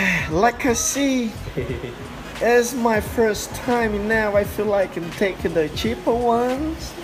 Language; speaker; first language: English; non-native, learner; Portuguese